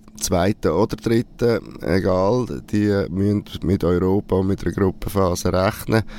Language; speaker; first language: German; native; German